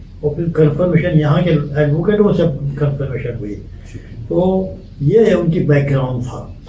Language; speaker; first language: Urdu; native; Urdu